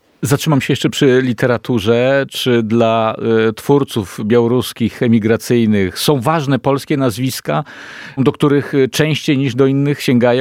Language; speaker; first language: Polish; native; Polish